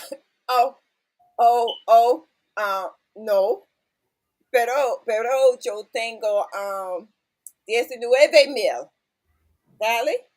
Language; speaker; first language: Spanish; non-native, learner; English